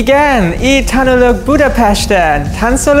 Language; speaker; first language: Hungarian; non-native, learner; German